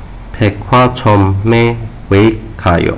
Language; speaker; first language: Korean; non-native, learner; Chinese